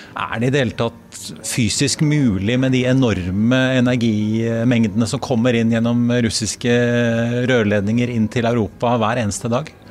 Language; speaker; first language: Norwegian; native; Norwegian